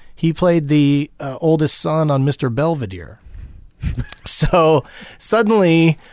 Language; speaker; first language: English; native; English